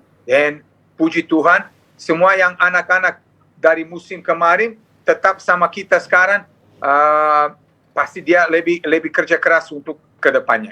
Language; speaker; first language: Indonesian; non-native, fluent; Serbian